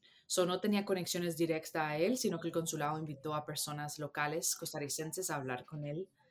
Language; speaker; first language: Spanish; early bilingual, heritage; Spanish